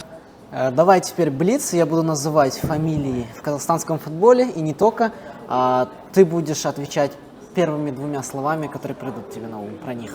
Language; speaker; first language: Russian; native; Russian